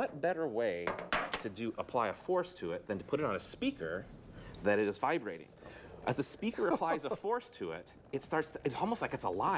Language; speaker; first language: English; native; English